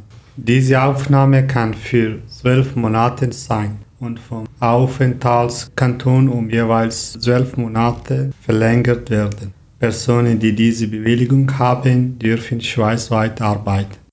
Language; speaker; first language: German; non-native, learner; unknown